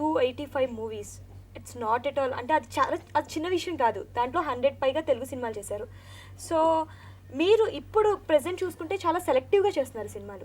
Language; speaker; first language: Telugu; native; Telugu